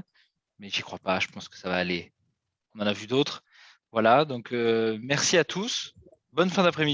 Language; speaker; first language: French; native; French